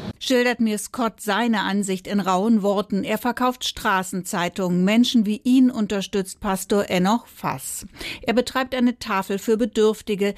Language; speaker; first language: German; native; German